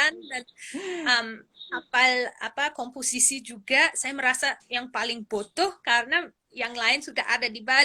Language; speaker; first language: Indonesian; non-native, fluent; English